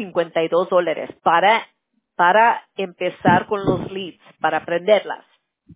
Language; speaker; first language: Spanish; early bilingual, heritage; English